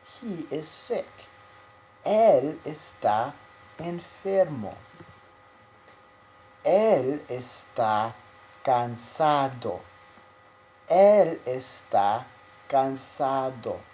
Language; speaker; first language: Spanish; non-native, fluent; English